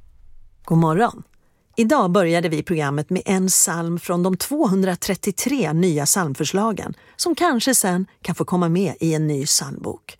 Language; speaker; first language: Swedish; native; Swedish